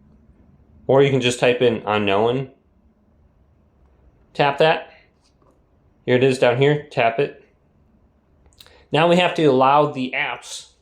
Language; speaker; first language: English; native; English